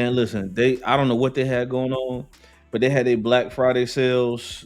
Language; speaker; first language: English; native; English